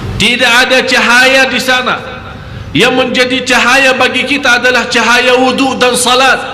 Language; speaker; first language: Malay; non-native, fluent; Arabic